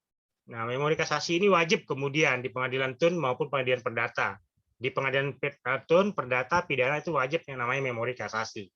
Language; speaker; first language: Indonesian; native; Indonesian